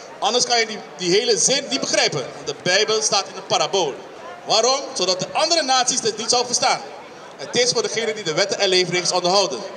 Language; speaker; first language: Dutch; non-native, local second language; Papiamento